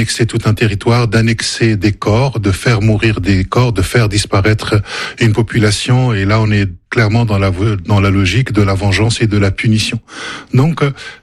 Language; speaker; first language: French; non-native, local second language; Arabic